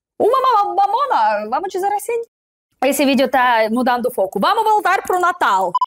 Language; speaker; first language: Portuguese; non-native, fluent; Russian